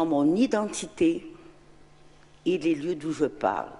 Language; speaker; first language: French; non-native, local second language; Arabic